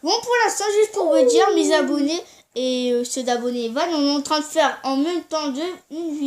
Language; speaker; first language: French; native; French